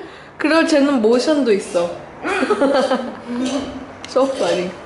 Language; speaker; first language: Korean; early bilingual, heritage; Korean